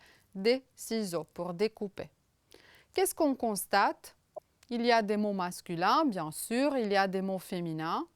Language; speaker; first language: French; non-native, fluent; Romanian